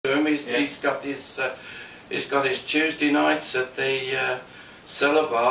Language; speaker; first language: English; native; English